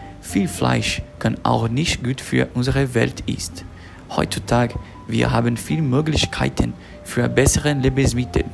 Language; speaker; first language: German; non-native, learner; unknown